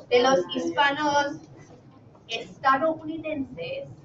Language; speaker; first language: Spanish; non-native, fluent; English